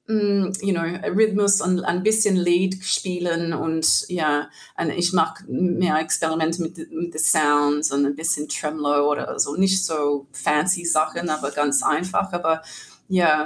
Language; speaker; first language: German; non-native, learner; English